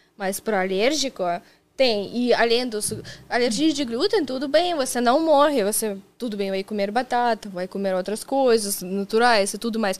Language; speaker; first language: Portuguese; non-native, fluent; Russian